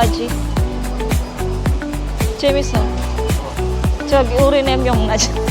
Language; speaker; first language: Korean; non-native, learner; Filipino